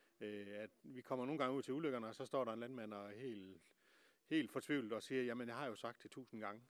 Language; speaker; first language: Danish; native; Danish